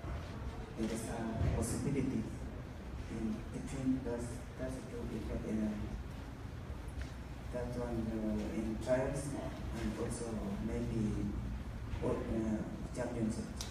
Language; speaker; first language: English; non-native, learner; Kalenjin